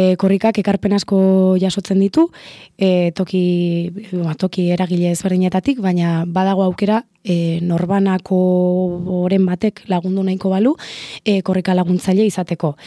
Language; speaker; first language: Basque; non-native, local second language; Spanish